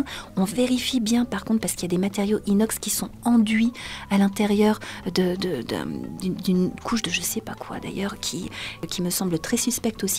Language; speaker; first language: French; native; French